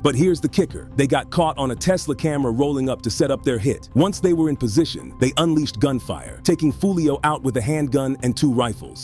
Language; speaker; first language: English; native; English